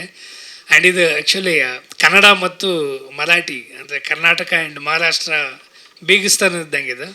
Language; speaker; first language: Kannada; non-native, local second language; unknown